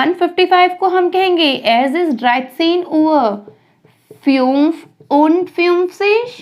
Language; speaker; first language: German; non-native, fluent; Hindi